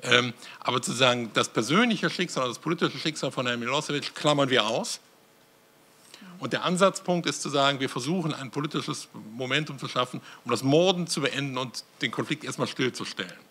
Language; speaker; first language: German; native; German